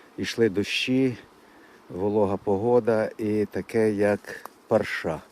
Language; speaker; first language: Ukrainian; native; Ukrainian